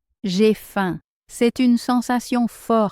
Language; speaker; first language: French; native; French